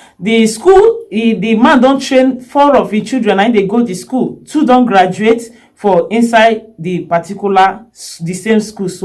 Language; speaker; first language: Nigerian Pidgin; native; Nigerian Pidgin